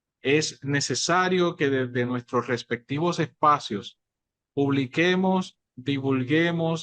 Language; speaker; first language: Spanish; native; Spanish